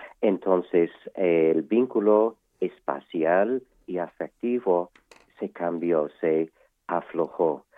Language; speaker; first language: Spanish; non-native, fluent; English